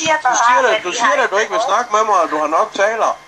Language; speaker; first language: Danish; native; Danish